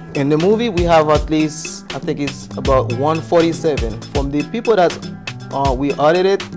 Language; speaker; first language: English; non-native, fluent; Haitian Creole